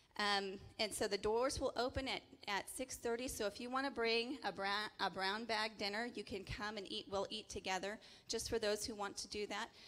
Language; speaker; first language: English; native; English